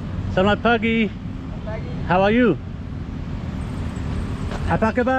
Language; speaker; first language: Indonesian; non-native, learner; English